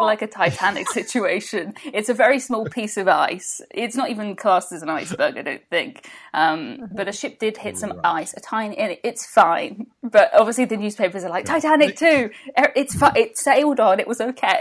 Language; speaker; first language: English; native; English